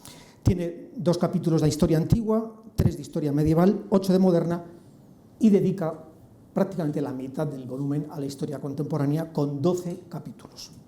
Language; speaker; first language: Spanish; native; Spanish